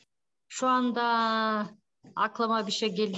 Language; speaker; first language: Turkish; non-native, learner; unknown